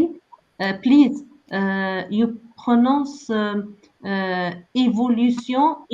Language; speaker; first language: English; non-native, learner; Arabic